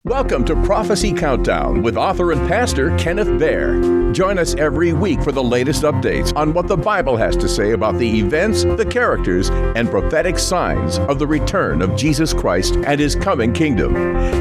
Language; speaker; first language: English; native; English